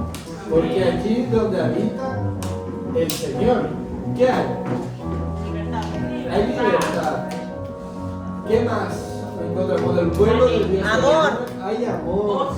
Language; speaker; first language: Spanish; native; Spanish